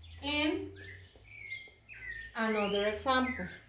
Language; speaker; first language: English; non-native, fluent; Spanish